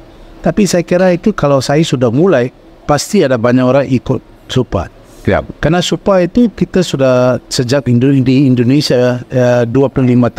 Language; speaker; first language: Indonesian; non-native, fluent; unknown